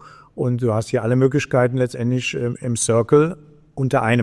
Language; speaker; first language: German; native; German